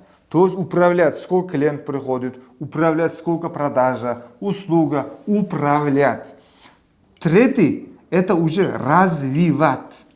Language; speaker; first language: Russian; non-native, local second language; Uzbek